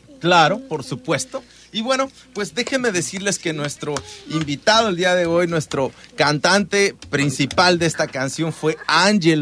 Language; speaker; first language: Spanish; native; Spanish